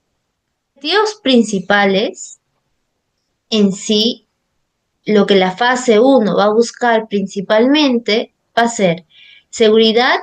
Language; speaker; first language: Spanish; native; Spanish